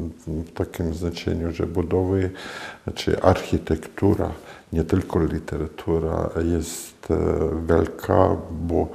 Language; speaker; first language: Polish; non-native, fluent; Latvian